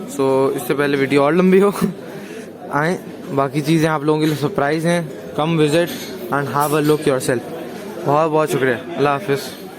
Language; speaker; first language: Urdu; native; Urdu